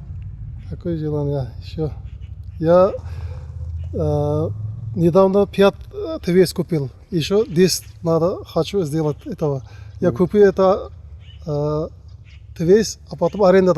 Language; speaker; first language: Russian; non-native, learner; Turkmen